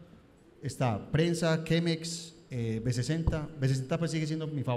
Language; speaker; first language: Spanish; native; Spanish